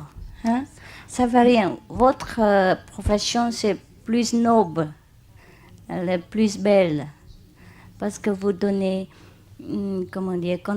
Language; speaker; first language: French; non-native, learner; Chinese